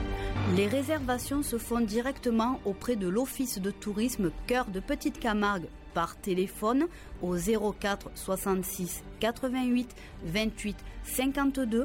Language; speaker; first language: French; native; French